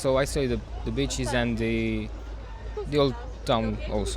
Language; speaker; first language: English; non-native, fluent; Romanian